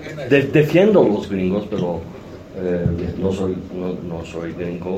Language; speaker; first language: Spanish; non-native, fluent; Greek